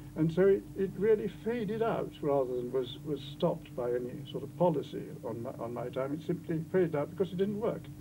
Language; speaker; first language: English; native; English